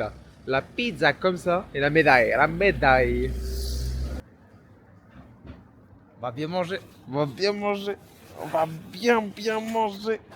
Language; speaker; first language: French; native; French